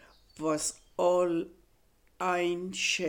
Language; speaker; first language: English; non-native, fluent; German